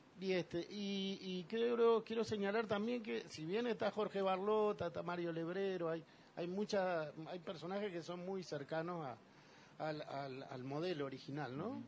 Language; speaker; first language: Spanish; native; Spanish